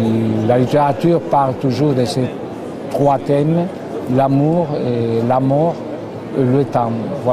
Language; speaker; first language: French; non-native, fluent; Spanish